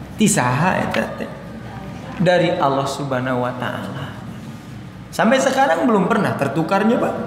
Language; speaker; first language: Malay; non-native, local second language; Sundanese